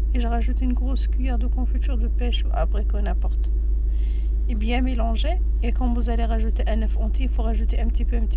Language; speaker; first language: French; non-native, local second language; Arabic